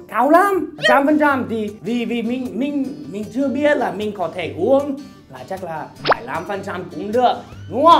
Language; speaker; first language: Vietnamese; non-native, fluent; English